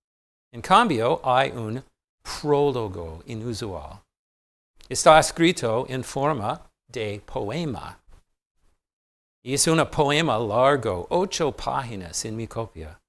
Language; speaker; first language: Spanish; non-native, fluent; English